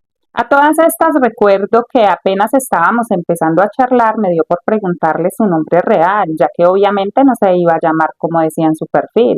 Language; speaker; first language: Spanish; native; Spanish